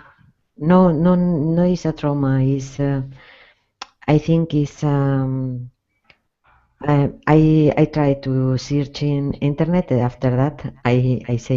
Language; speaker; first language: English; non-native, learner; Spanish